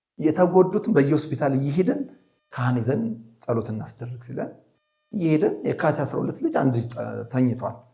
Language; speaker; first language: Amharic; native; Amharic